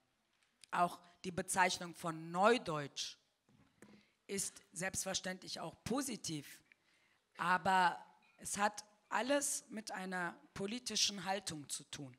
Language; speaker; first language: German; early bilingual, other home language; Turkish